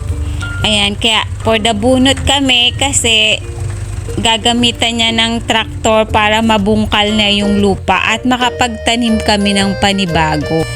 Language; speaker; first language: Filipino; native; Filipino